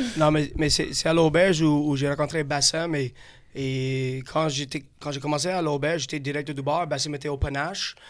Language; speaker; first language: French; non-native, fluent; English